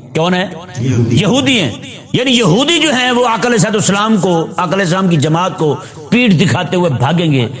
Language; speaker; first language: Urdu; non-native, local second language; Punjabi